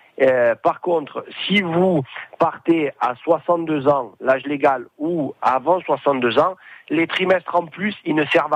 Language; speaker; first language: French; native; French